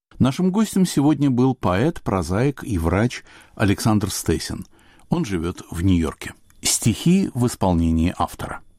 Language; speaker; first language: Russian; native; Russian